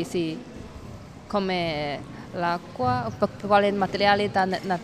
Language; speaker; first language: Italian; non-native, learner; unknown